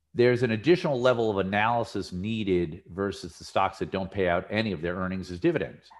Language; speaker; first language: English; native; English